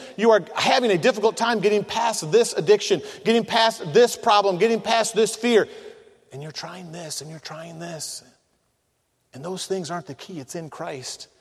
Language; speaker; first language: English; native; English